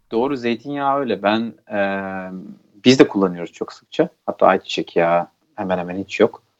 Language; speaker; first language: Turkish; native; Turkish